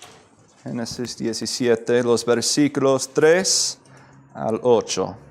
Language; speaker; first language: Spanish; non-native, fluent; English